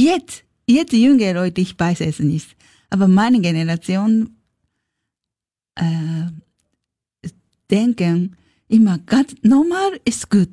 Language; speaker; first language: German; non-native, learner; Japanese